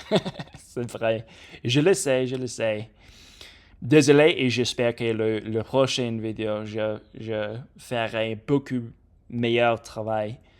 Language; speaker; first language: French; non-native, learner; English